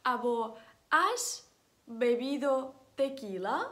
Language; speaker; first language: Spanish; non-native, fluent; Ukrainian